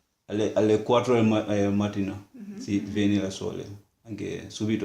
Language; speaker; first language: Italian; non-native, learner; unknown